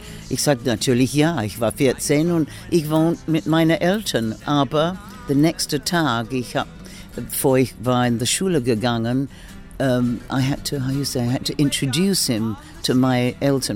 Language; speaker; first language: German; non-native, learner; English